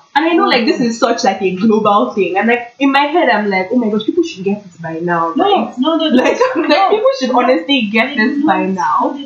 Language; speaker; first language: English; non-native, local second language; Yoruba